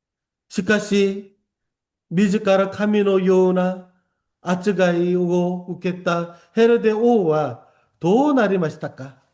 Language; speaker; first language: Japanese; non-native, fluent; Korean